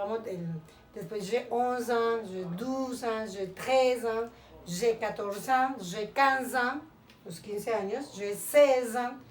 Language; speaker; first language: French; non-native, fluent; Spanish